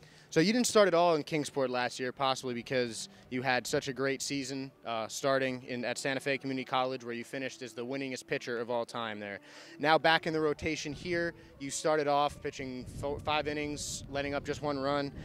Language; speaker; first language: English; native; English